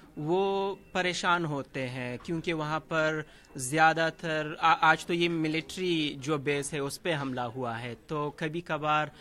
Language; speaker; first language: Urdu; non-native, fluent; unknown